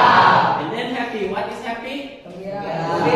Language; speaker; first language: English; non-native, learner; Indonesian